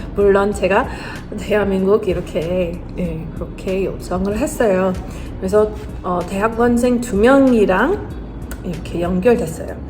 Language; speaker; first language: Korean; non-native, fluent; English